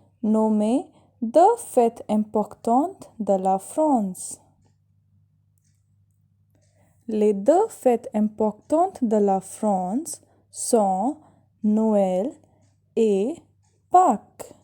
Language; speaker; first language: French; non-native, fluent; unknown